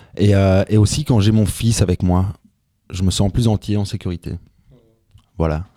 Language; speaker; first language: French; native; French